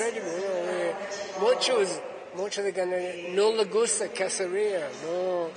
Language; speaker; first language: Spanish; non-native, learner; English